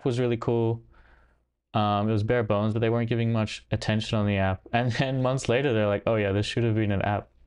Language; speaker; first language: English; native; English